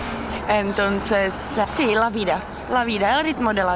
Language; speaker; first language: Spanish; non-native, fluent; Czech